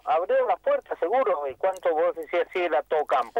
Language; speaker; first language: Spanish; native; Spanish